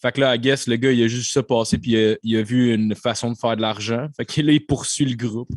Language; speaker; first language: French; native; French